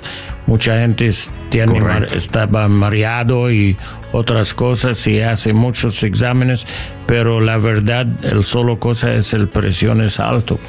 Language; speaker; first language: Spanish; non-native, learner; English